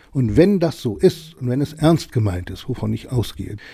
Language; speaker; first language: German; native; German